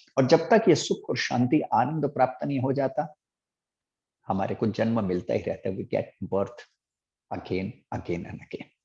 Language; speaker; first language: Hindi; native; Hindi